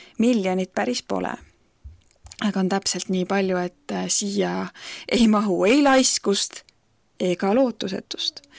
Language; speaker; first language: Estonian; native; Estonian